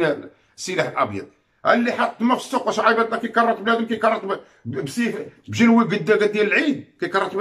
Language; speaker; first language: Arabic; native; Arabic